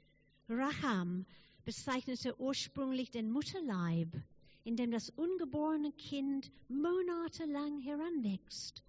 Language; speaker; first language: German; non-native, fluent; English